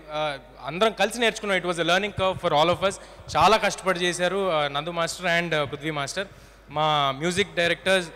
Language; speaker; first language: Telugu; native; Telugu